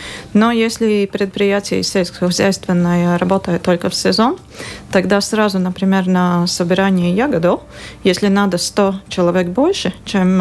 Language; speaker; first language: Russian; non-native, local second language; Latvian